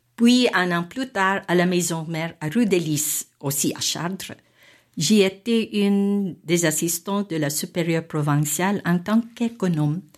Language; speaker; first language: French; non-native, fluent; Filipino